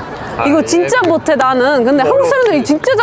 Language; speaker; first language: Korean; early bilingual, heritage; Korean